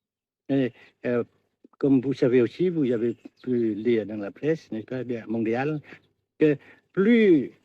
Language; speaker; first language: French; non-native, fluent; Vietnamese